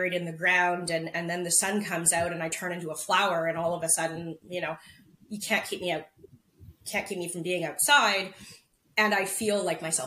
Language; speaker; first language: English; native; English